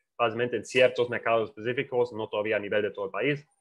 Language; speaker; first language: Spanish; non-native, fluent; German